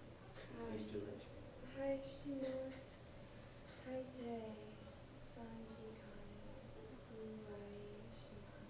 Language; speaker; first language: Japanese; non-native, learner; English